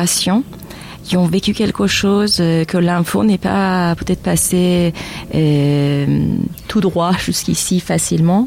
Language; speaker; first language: French; non-native, fluent; Persian